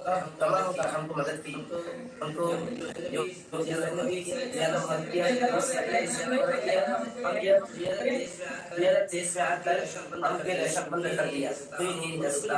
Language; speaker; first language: Hindi; non-native, learner; Rohingya